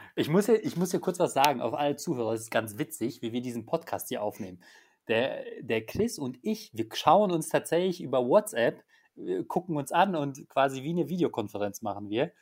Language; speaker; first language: German; early bilingual, other home language; Polish